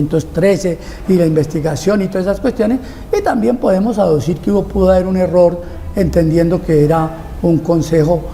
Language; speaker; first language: Spanish; native; Spanish